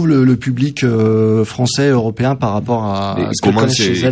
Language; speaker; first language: French; native; French